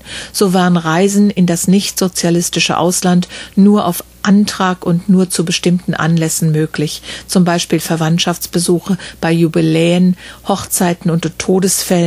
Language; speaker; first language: German; native; German